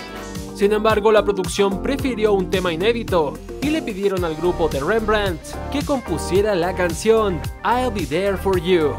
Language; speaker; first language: Spanish; native; Spanish